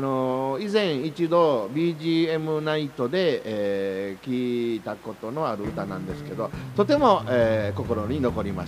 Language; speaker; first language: Japanese; native; Japanese